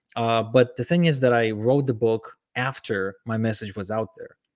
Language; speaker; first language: English; early bilingual, other home language; Ukrainian